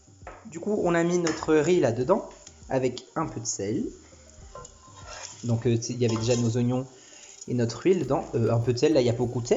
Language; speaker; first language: French; early bilingual, other home language; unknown